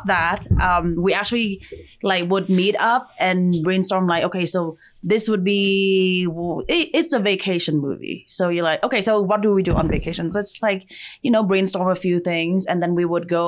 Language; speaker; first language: English; non-native, fluent; Chinese